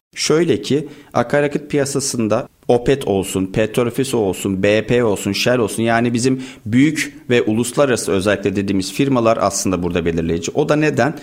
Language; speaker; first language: Turkish; native; Turkish